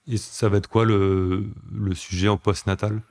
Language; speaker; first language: French; native; French